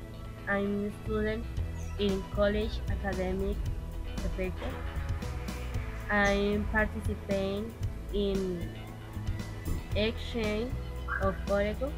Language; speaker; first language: English; non-native, learner; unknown